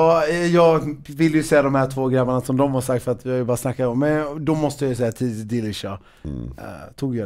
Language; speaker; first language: Swedish; native; Swedish